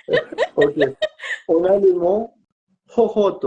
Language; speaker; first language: French; non-native, fluent; Spanish